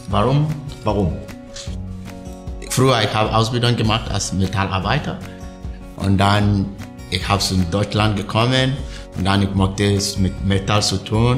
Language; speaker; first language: German; non-native, learner; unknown